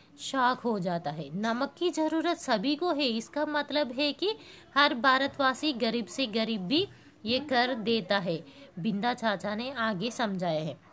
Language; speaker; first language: Hindi; non-native, local second language; Telugu